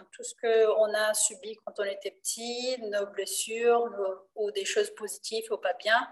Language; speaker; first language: French; non-native, fluent; Portuguese